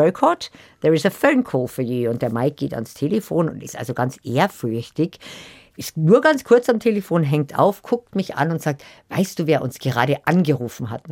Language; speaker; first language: German; native; German